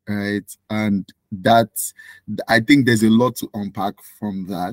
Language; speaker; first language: English; non-native, local second language; Yoruba